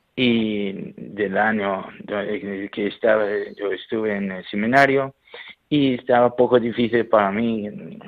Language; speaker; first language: Spanish; non-native, learner; Arabic